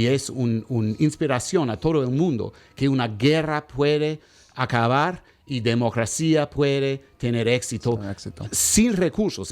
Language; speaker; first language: Spanish; non-native, learner; English